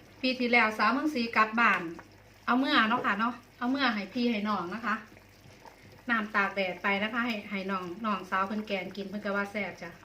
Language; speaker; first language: Thai; non-native, local second language; Lao